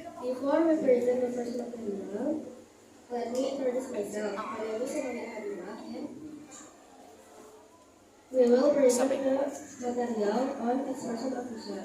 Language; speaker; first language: English; non-native, learner; Indonesian